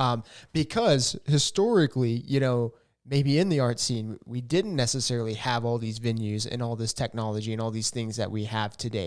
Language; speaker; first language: English; native; English